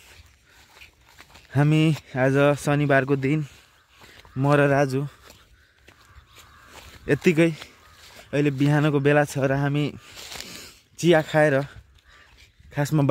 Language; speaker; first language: Nepali; non-native, local second language; Maithili